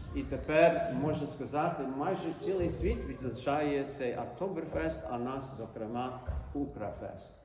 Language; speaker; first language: Ukrainian; early bilingual, heritage; Ukrainian